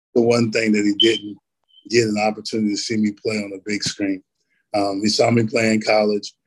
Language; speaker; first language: English; native; English